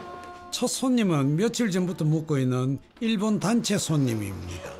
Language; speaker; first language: Korean; native; Korean